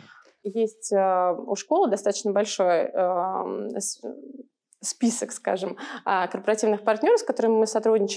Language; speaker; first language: Russian; native; Russian